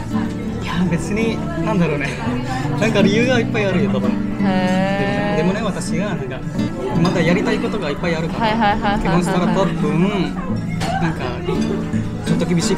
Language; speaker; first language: Japanese; non-native, fluent; Indonesian